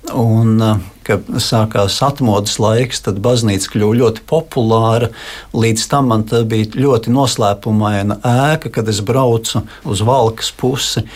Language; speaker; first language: Latvian; native; Latvian